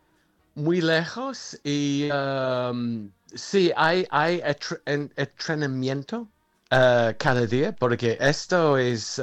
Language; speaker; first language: Spanish; non-native, fluent; English